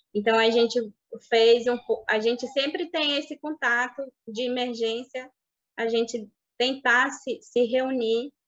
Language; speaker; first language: Portuguese; non-native, local second language; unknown